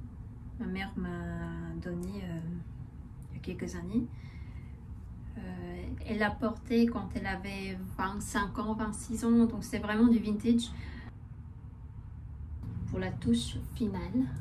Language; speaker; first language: French; non-native, fluent; Korean